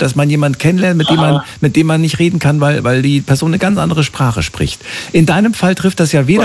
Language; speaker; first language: German; native; German